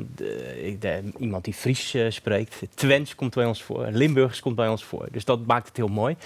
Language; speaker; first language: Dutch; native; Dutch